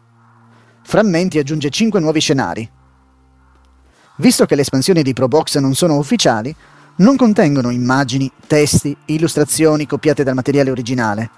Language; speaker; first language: Italian; native; Italian